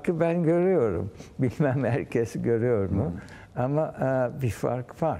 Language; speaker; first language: Turkish; early bilingual, heritage; Turkish